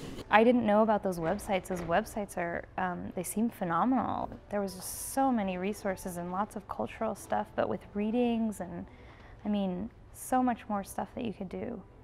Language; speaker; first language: English; native; English